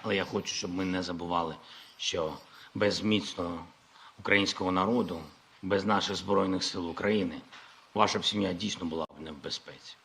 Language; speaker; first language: Ukrainian; non-native, local second language; Russian